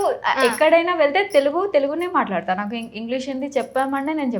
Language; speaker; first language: Telugu; non-native, fluent; Odia